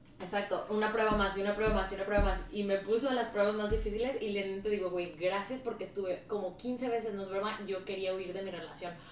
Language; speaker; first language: Spanish; early bilingual, heritage; Spanish